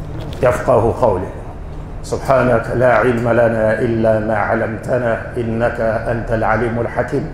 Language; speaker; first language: Arabic; non-native, fluent; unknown